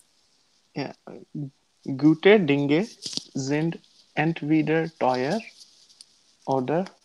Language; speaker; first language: German; non-native, learner; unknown